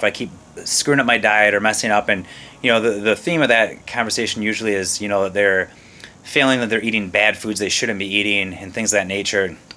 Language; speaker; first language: English; native; English